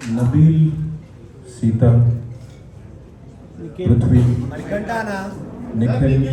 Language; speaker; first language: Telugu; non-native, fluent; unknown